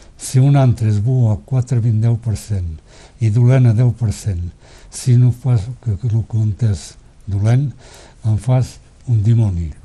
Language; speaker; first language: Catalan; native; Catalan